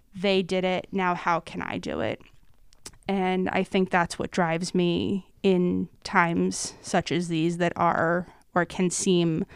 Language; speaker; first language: English; native; English